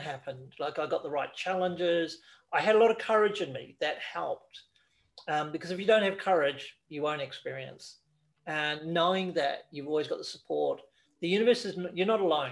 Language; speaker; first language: English; native; English